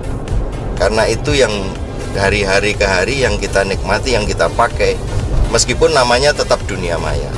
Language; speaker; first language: Indonesian; native; Indonesian